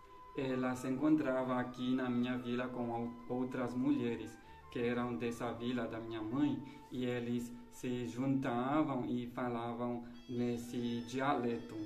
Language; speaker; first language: Portuguese; non-native, fluent; Romanian